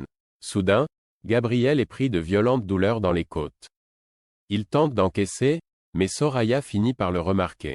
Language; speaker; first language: French; native; French